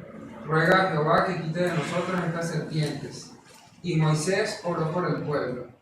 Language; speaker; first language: Spanish; native; Spanish